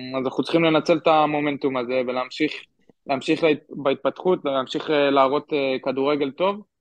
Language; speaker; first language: Hebrew; native; Hebrew